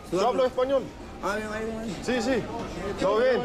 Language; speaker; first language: Spanish; non-native, learner; English